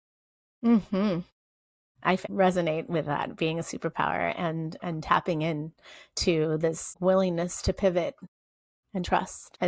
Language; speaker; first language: English; native; English